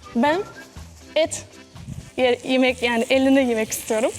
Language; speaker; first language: Turkish; non-native, fluent; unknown